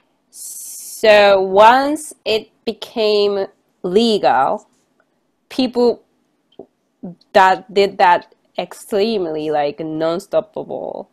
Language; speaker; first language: English; non-native, fluent; Japanese